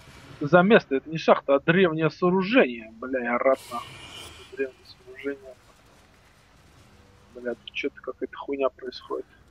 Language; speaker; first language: Russian; native; Russian